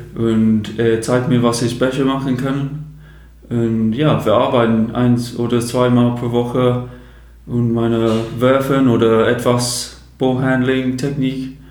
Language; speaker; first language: German; non-native, learner; English